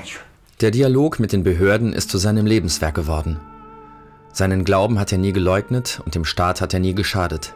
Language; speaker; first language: German; native; German